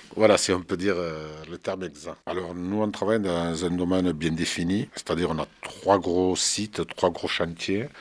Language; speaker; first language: French; early bilingual, other home language; Arabic